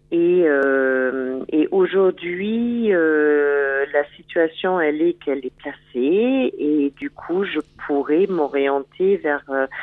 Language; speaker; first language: French; non-native, fluent; German